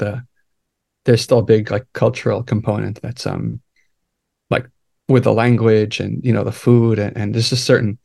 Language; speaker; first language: English; native; English